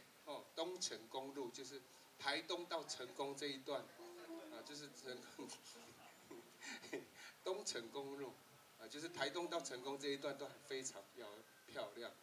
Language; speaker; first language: Chinese; native; Chinese